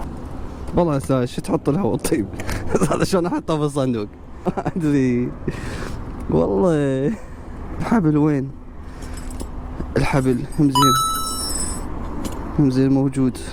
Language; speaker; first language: Arabic; native; Arabic